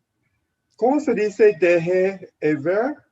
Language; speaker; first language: Spanish; non-native, learner; English